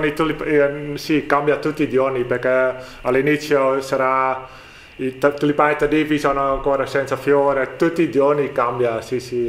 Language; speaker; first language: Italian; non-native, learner; Dutch